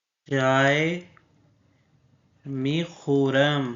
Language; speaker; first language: Persian; non-native, fluent; Urdu